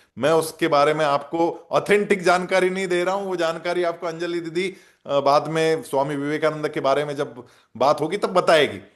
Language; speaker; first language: Hindi; non-native, local second language; Marathi